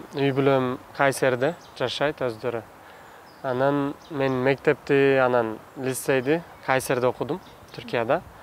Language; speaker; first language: Kyrgyz; non-native, fluent; Turkish